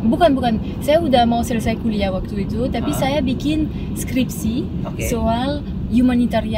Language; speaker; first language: Indonesian; non-native, fluent; French